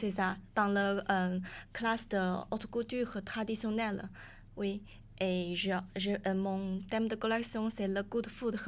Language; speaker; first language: French; non-native, learner; Chinese